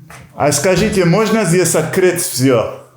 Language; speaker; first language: Russian; non-native, learner; English